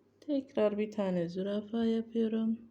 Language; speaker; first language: Turkish; native; Turkish